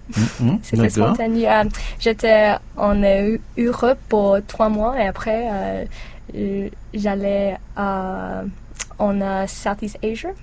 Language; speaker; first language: French; non-native, learner; English